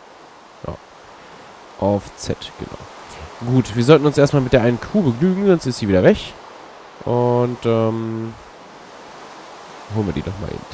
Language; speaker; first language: German; native; German